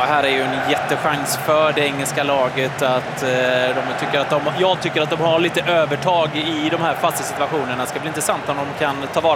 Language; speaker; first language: Swedish; native; Swedish